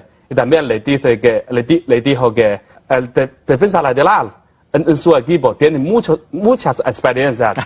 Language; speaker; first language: Spanish; non-native, fluent; Chinese